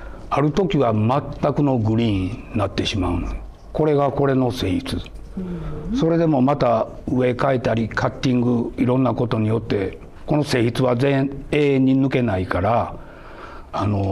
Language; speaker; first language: Japanese; native; Japanese